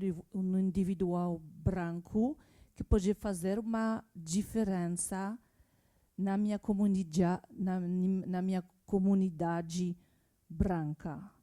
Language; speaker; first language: Portuguese; non-native, learner; French